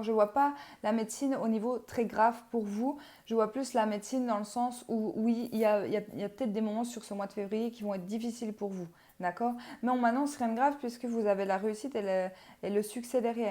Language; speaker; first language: French; native; French